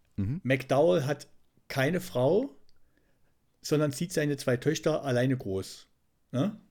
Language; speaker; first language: German; native; German